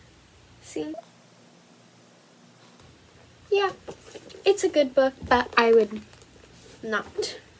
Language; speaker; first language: English; native; English